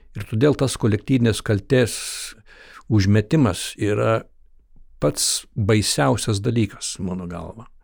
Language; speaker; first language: Lithuanian; early bilingual, heritage; Lithuanian